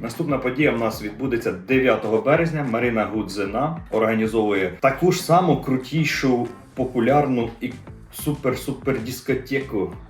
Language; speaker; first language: Ukrainian; native; Ukrainian